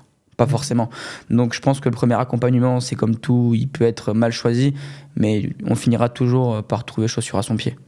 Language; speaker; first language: French; native; French